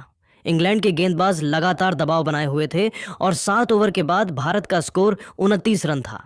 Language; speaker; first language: Hindi; native; Hindi